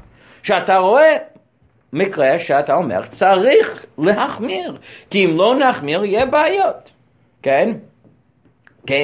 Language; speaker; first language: Hebrew; non-native, fluent; English